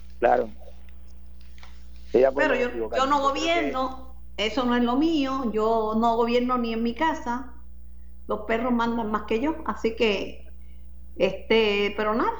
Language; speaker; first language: Spanish; native; Spanish